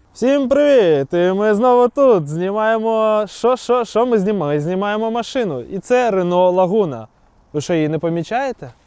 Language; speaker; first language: Ukrainian; non-native, local second language; Russian